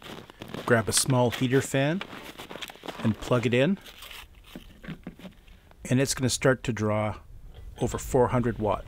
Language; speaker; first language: English; native; English